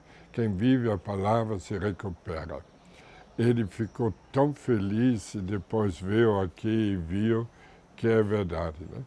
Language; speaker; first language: Portuguese; non-native, fluent; German